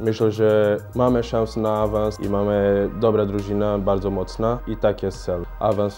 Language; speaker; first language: Polish; non-native, fluent; Portuguese